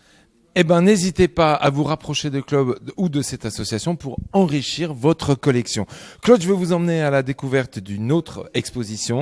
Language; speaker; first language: French; native; French